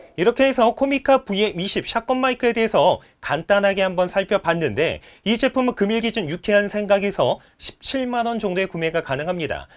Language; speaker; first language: Korean; native; Korean